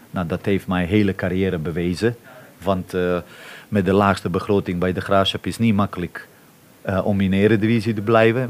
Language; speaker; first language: Dutch; non-native, fluent; Bosnian